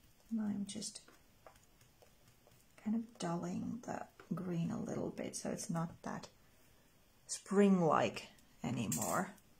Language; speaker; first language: English; non-native, fluent; Finnish